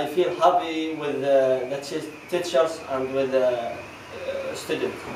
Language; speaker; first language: English; non-native, learner; Arabic